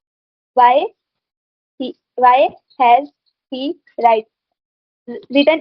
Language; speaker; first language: English; non-native, learner; Hindi